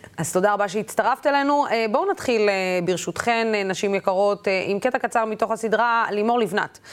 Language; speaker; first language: Hebrew; non-native, local second language; Arabic